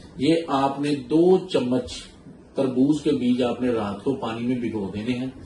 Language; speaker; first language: Urdu; non-native, local second language; Punjabi